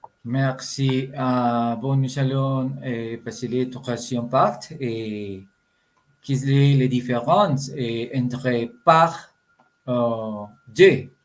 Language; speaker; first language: French; non-native, learner; Spanish